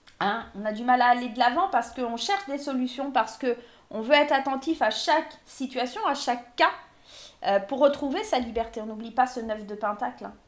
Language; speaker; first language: French; native; French